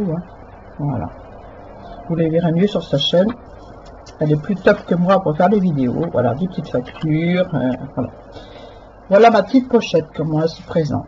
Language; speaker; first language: French; native; French